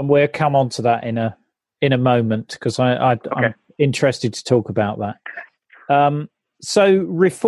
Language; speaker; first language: English; native; English